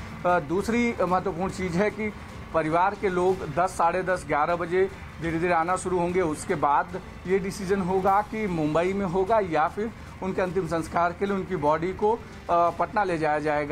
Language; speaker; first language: Hindi; native; Hindi